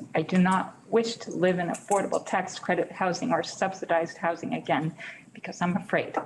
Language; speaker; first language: English; native; English